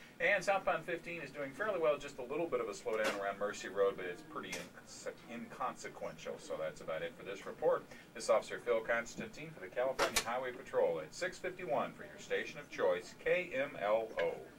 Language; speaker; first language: English; native; English